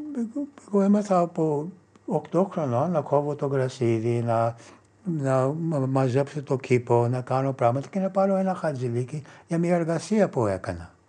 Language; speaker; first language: Greek; non-native, fluent; English